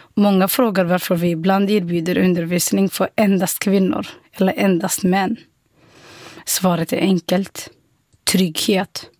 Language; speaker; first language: Swedish; non-native, fluent; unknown